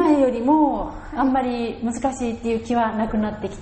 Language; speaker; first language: Japanese; native; Japanese